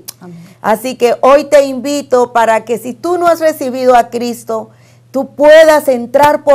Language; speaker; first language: Spanish; native; Spanish